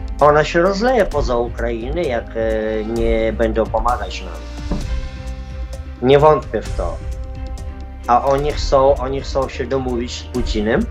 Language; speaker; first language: Polish; non-native, fluent; Ukrainian